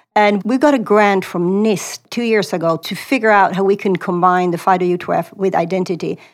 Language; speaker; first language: English; non-native, fluent; Swedish